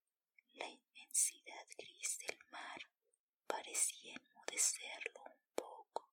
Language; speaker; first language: Spanish; native; Spanish